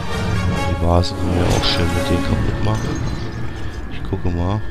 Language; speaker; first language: German; native; German